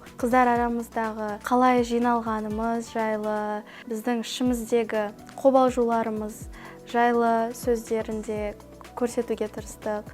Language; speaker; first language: Kazakh; native; Kazakh